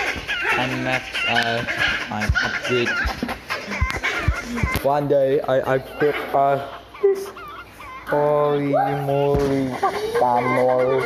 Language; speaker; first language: English; non-native, learner; Indonesian